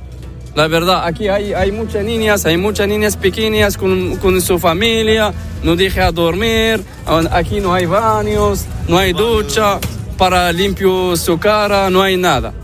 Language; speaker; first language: Spanish; non-native, learner; Arabic